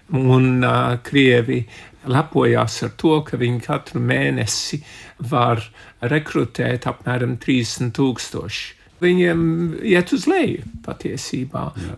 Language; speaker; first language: Latvian; early bilingual, heritage; Latvian